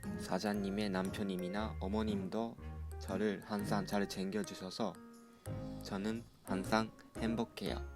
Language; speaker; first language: Korean; non-native, fluent; Japanese